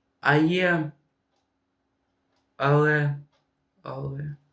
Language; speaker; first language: Ukrainian; non-native, local second language; Russian